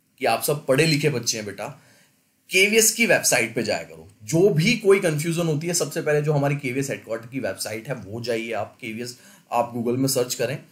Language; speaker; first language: Hindi; native; Hindi